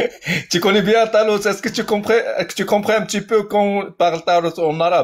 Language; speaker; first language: French; non-native, learner; Arabic